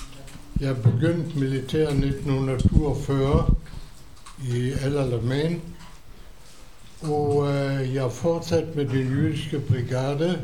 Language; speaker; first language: Danish; non-native, fluent; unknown